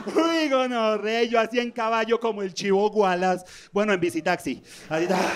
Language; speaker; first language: Spanish; native; Spanish